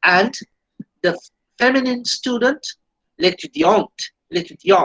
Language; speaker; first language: French; non-native, fluent; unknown